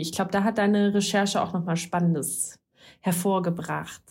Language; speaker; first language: German; native; German